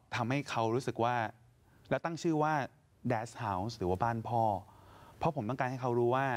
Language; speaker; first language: Thai; native; Thai